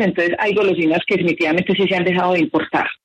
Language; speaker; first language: Spanish; native; Spanish